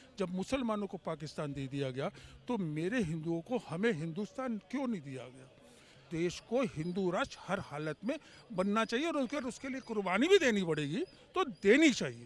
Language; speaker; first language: Hindi; native; Hindi